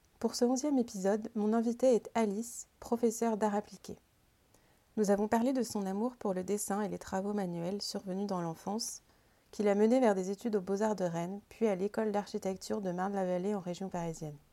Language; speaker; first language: French; native; French